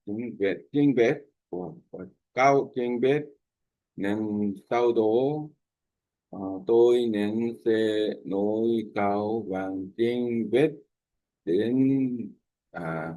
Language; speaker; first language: Vietnamese; non-native, learner; Korean